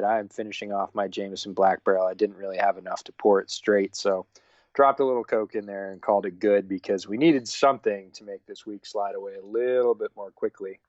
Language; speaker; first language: English; native; English